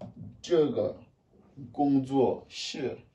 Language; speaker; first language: Chinese; non-native, learner; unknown